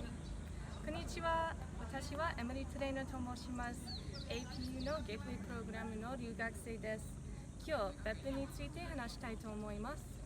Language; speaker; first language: Japanese; non-native, learner; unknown